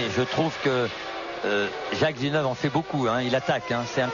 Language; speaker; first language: French; native; French